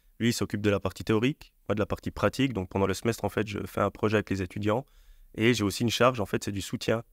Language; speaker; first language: French; native; French